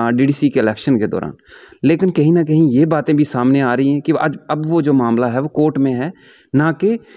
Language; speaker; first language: Hindi; non-native, local second language; Kashmiri